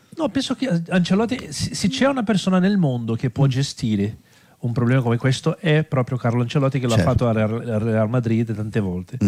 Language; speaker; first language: Italian; non-native, fluent; Portuguese